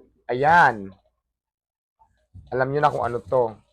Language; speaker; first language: Filipino; non-native, local second language; Hiligaynon